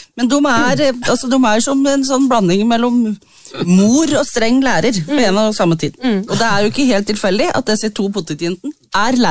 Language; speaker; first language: Norwegian; native; Norwegian